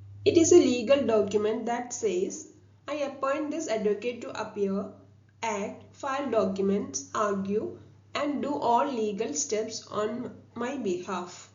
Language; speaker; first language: English; non-native, local second language; Malayalam